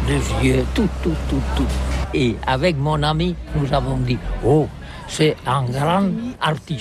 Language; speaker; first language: French; non-native, learner; Catalan